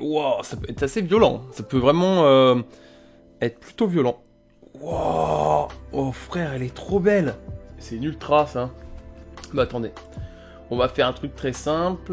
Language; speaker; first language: French; native; French